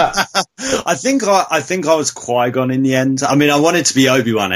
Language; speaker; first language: English; native; English